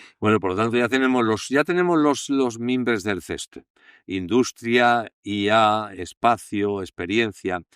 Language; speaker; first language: Spanish; native; Spanish